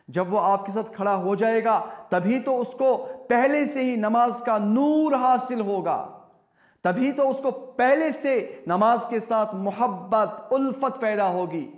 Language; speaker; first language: Hindi; non-native, local second language; Kashmiri